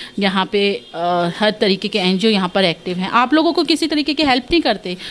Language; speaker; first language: Hindi; native; Hindi